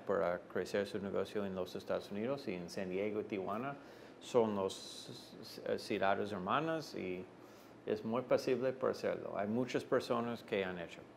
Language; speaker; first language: Spanish; non-native, fluent; English